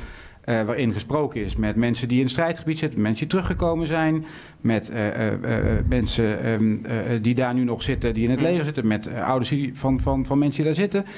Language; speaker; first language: Dutch; native; Dutch